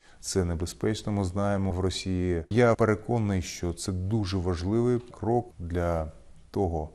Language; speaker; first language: Ukrainian; non-native, local second language; Russian